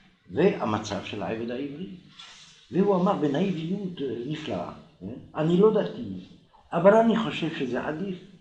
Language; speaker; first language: Hebrew; non-native, fluent; French